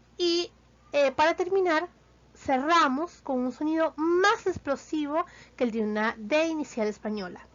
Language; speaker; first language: Spanish; native; Spanish